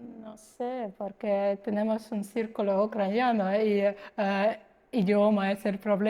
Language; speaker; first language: Spanish; non-native, fluent; Russian